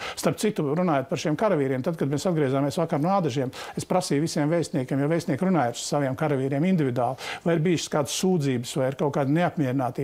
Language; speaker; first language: Latvian; native; Latvian